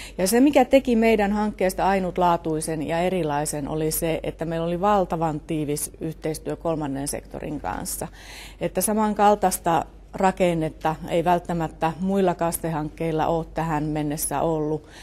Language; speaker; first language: Finnish; native; Finnish